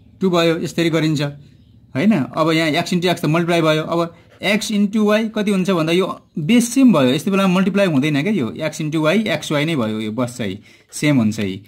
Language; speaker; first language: Nepali; native; Nepali